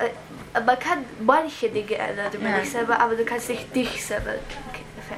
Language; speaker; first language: German; early bilingual, other home language; Croatian